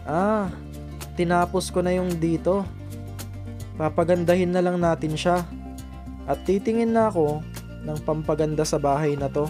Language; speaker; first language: Filipino; native; Filipino